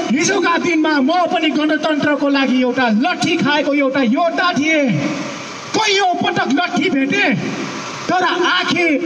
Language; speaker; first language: Nepali; non-native, local second language; Newari